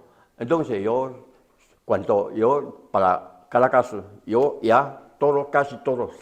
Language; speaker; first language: Spanish; non-native, learner; Chinese